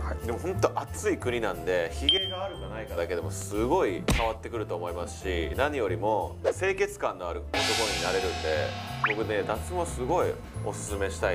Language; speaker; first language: Japanese; native; Japanese